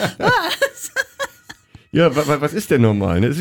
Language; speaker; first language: German; native; German